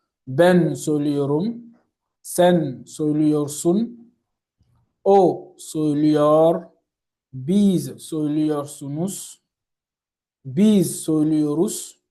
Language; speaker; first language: Turkish; non-native, learner; French